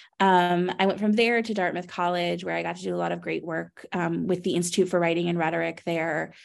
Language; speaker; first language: English; native; English